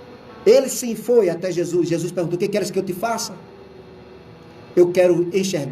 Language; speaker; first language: Portuguese; native; Portuguese